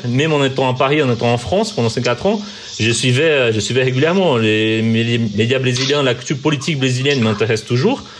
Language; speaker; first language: French; non-native, fluent; Portuguese